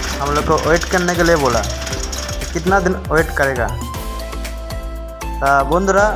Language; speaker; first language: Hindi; non-native, local second language; Bangla